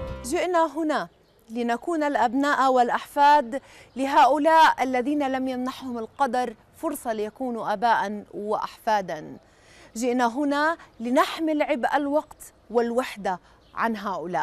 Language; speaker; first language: Arabic; native; Arabic